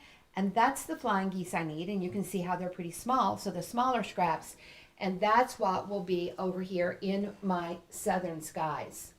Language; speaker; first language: English; native; English